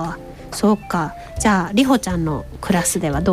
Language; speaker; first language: Japanese; native; Japanese